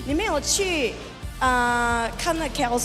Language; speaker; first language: Chinese; early bilingual, heritage; Chinese